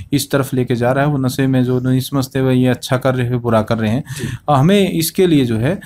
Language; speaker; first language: Hindi; native; Hindi